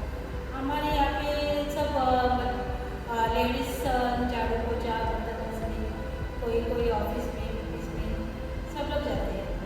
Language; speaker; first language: Hindi; non-native, local second language; Marathi